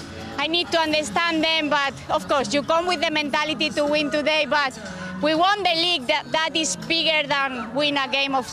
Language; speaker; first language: English; non-native, fluent; Spanish